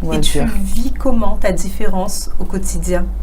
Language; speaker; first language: French; native; French